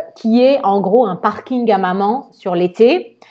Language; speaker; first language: French; native; French